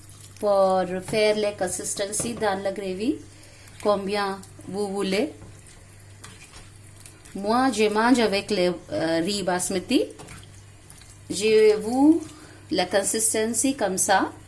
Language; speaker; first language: French; non-native, learner; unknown